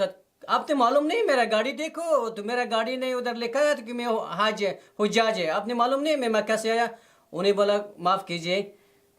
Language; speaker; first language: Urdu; non-native, learner; Persian